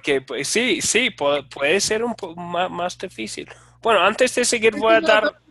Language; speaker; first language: Spanish; non-native, fluent; English